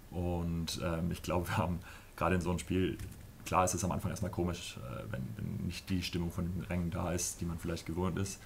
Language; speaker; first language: German; native; German